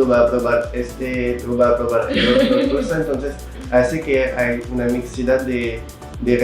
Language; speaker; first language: Spanish; non-native, fluent; French